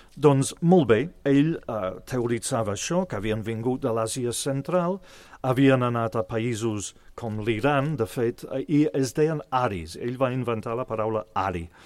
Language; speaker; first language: Catalan; non-native, fluent; English